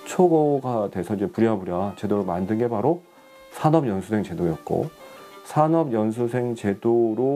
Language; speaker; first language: Korean; native; Korean